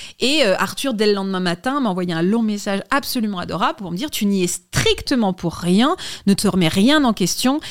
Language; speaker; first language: French; native; French